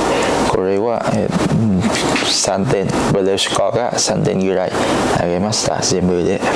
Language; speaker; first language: Japanese; non-native, learner; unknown